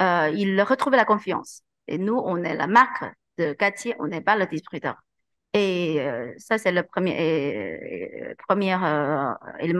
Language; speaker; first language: French; non-native, learner; Chinese